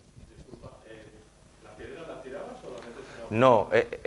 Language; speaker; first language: Spanish; native; Spanish